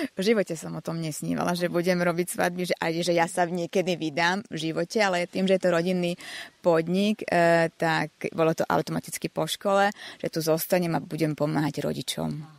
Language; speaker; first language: Slovak; non-native, local second language; Hungarian